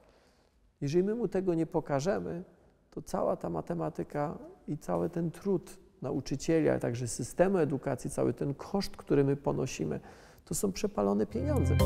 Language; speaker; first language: Polish; native; Polish